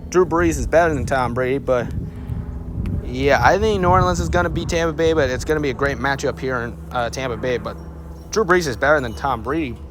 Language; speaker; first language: English; native; English